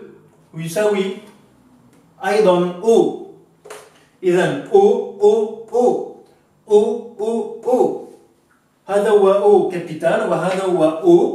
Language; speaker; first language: Arabic; non-native, fluent; French